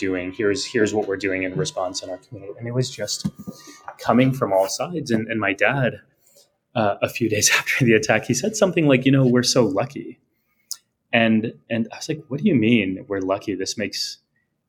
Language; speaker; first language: English; native; English